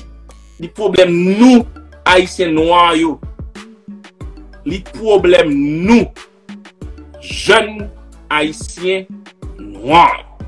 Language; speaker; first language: French; non-native, local second language; Haitian Creole